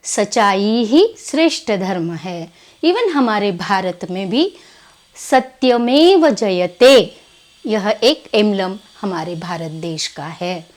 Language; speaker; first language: Hindi; non-native, local second language; Kannada